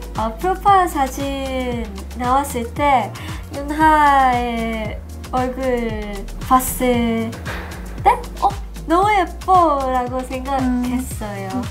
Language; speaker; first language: Korean; non-native, fluent; Japanese